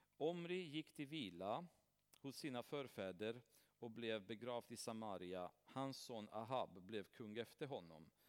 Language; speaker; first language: Swedish; non-native, fluent; Romanian